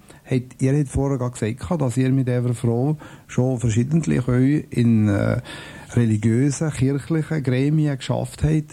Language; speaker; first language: German; native; German